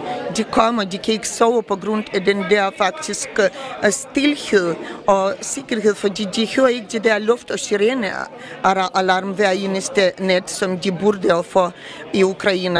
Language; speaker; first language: Danish; non-native, fluent; Ukrainian